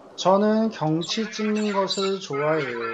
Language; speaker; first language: Korean; native; Korean